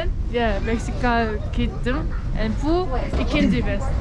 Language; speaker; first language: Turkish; non-native, learner; Korean